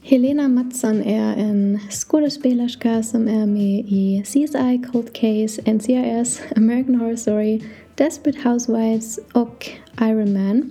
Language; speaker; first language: Swedish; non-native, learner; English